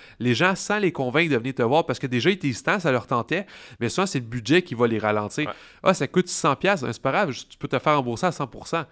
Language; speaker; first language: French; native; French